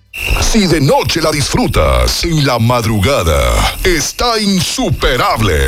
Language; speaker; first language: Spanish; native; Spanish